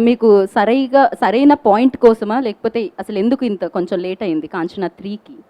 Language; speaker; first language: Telugu; native; Telugu